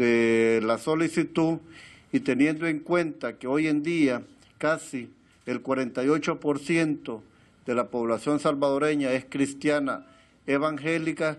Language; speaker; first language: Spanish; native; Spanish